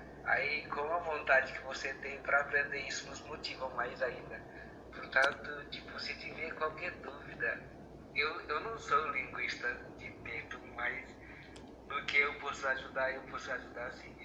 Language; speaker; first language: Portuguese; non-native, local second language; Tetum